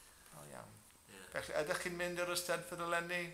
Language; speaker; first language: Welsh; non-native, fluent; English